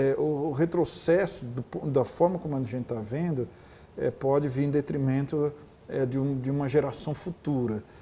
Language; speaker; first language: Portuguese; native; Portuguese